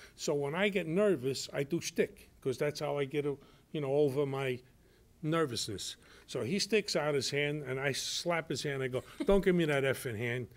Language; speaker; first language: English; native; English